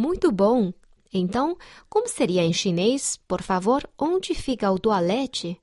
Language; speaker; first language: Portuguese; non-native, fluent; Chinese